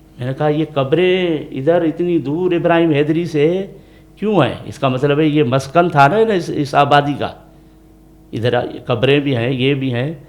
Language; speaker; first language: Urdu; non-native, local second language; Sindhi